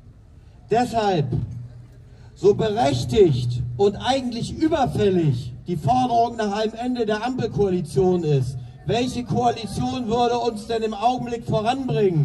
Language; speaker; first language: German; native; German